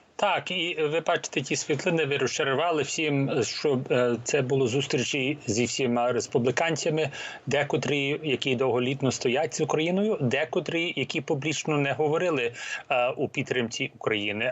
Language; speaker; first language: Ukrainian; early bilingual, heritage; Ukrainian